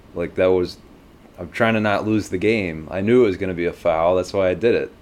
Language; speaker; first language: English; native; English